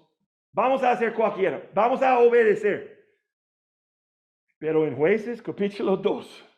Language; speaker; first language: Spanish; non-native, learner; English